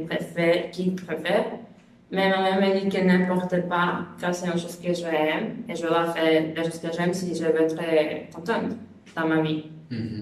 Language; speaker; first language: French; non-native, learner; Spanish